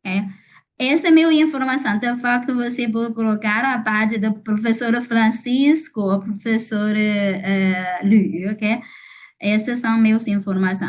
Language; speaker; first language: Portuguese; non-native, fluent; Chinese